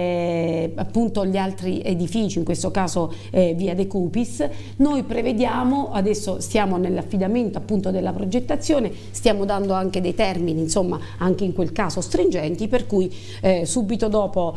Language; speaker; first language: Italian; native; Italian